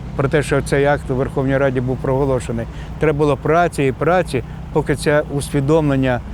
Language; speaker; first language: Ukrainian; native; Ukrainian